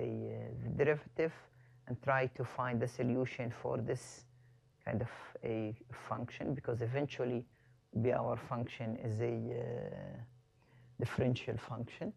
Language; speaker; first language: English; non-native, fluent; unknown